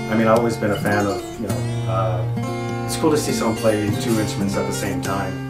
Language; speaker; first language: English; native; English